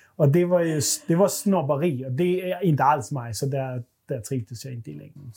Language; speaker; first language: Swedish; non-native, fluent; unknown